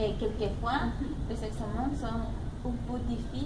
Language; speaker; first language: French; non-native, learner; Spanish